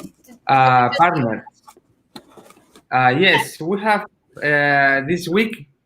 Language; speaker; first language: English; non-native, learner; Spanish